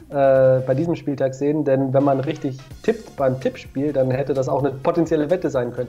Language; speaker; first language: German; native; German